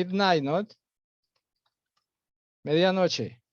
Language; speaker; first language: English; non-native, fluent; Spanish